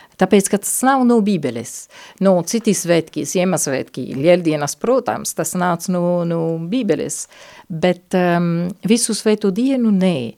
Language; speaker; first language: Latvian; non-native, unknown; Italian